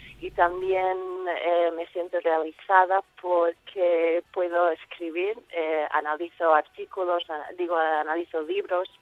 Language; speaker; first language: Spanish; non-native, fluent; English